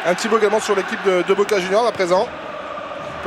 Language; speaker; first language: French; native; French